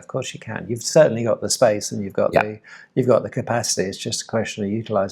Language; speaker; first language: English; native; English